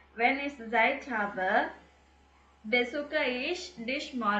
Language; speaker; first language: German; non-native, fluent; Tamil